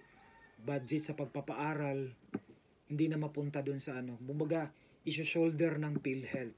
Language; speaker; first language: Filipino; native; Filipino